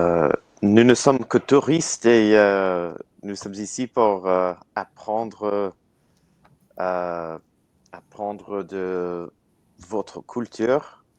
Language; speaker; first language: French; non-native, learner; English